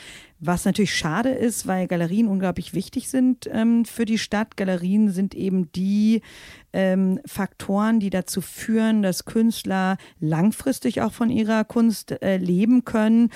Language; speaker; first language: German; native; German